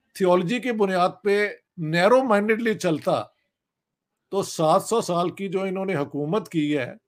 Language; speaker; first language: Urdu; non-native, local second language; Punjabi